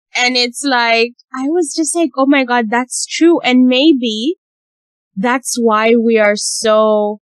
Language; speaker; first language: English; non-native, local second language; Ganda